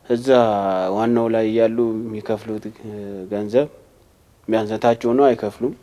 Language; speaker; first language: Amharic; non-native, local second language; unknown